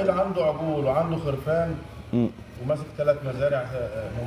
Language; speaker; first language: Arabic; native; Arabic